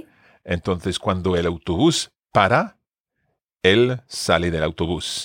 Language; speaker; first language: Spanish; non-native, fluent; English